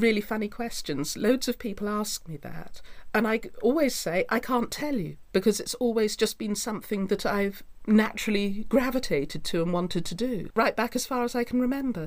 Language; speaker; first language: English; native; English